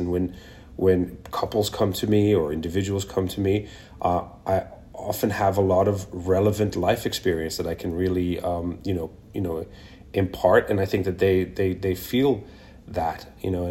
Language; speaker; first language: English; non-native, local second language; Hebrew